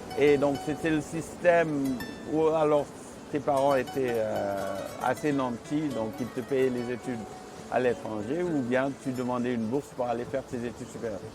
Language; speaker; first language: French; non-native, local second language; Wolof